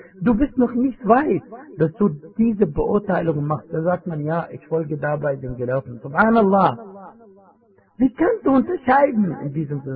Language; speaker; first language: German; non-native, fluent; Arabic